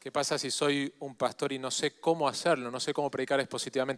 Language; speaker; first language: Spanish; native; Spanish